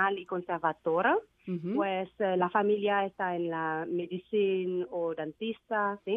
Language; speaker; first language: Spanish; non-native, learner; Vietnamese